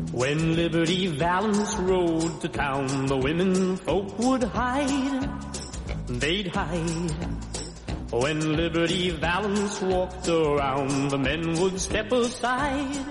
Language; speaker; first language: Spanish; native; Spanish